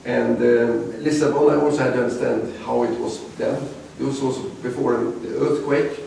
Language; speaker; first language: English; non-native, fluent; Swedish